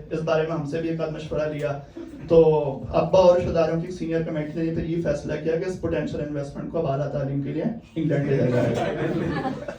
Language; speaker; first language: Urdu; native; Urdu